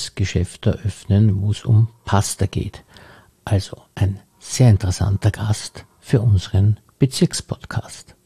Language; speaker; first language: German; native; German